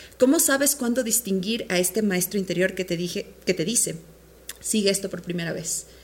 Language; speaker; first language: Spanish; native; Spanish